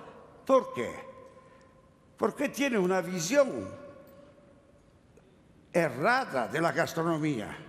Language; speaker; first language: Spanish; non-native, learner; Italian